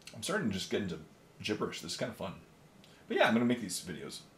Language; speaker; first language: English; native; English